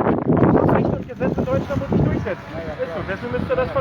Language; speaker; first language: German; native; German